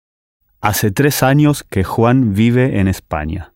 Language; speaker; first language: Spanish; non-native, learner; English